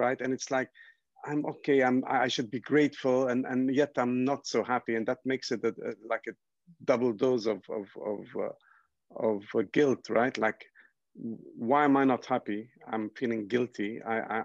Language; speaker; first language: English; non-native, local second language; Arabic